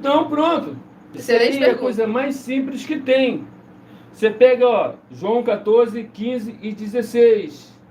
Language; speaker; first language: Portuguese; native; Portuguese